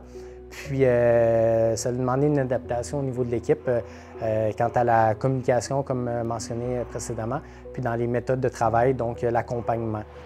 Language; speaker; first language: French; native; French